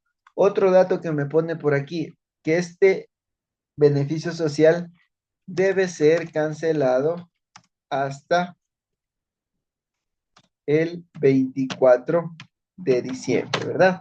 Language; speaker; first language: Spanish; native; Spanish